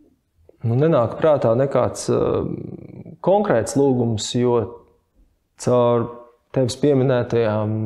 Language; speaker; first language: Latvian; native; Latvian